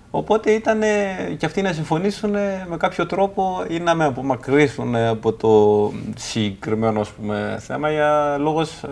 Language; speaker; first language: Greek; non-native, fluent; Kurdish